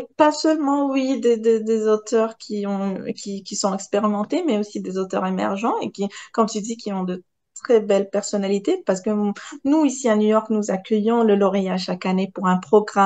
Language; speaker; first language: French; non-native, local second language; Arabic